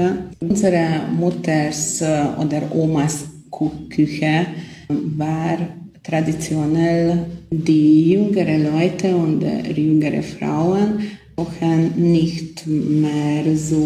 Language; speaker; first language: German; non-native, local second language; Hungarian